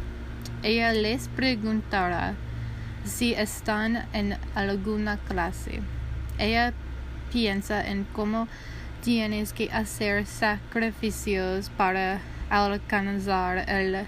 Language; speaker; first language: Spanish; non-native, learner; English